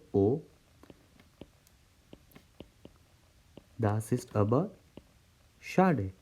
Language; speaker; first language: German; non-native, learner; Hindi